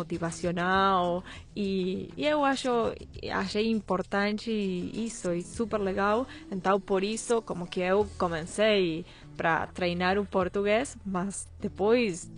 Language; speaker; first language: Portuguese; non-native, fluent; Spanish